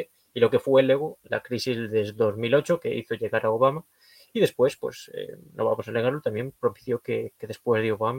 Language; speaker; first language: Spanish; native; Spanish